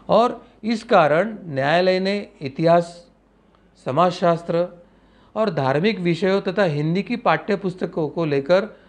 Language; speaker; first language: Hindi; non-native, local second language; Marathi